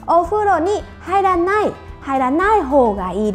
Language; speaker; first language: Japanese; non-native, fluent; Vietnamese